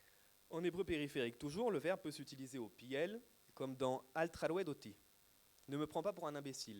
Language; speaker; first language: French; native; French